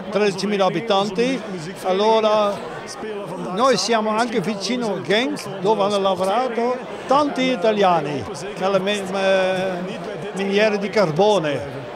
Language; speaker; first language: Italian; non-native, learner; Dutch